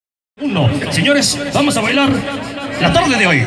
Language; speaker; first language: Spanish; native; Spanish